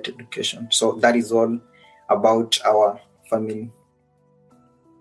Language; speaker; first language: English; non-native, local second language; Luyia